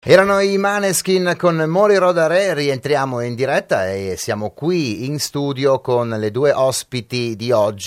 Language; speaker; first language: Italian; native; Italian